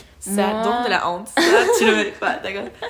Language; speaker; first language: French; non-native, learner; Spanish